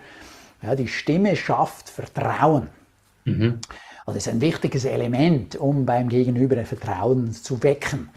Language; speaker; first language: German; native; German